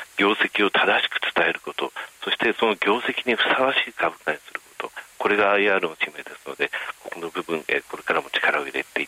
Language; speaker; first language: Japanese; native; Japanese